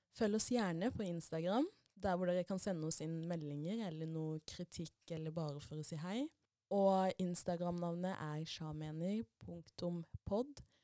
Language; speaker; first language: Norwegian; early bilingual, other home language; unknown